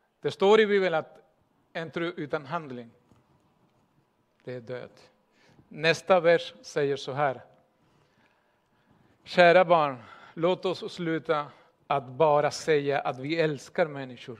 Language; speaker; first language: Swedish; non-native, fluent; Spanish